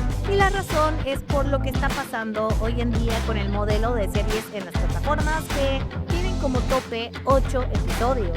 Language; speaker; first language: Spanish; native; Spanish